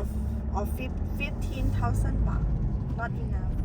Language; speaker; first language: English; non-native, learner; Thai